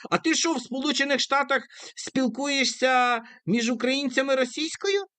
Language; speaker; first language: Ukrainian; native; Ukrainian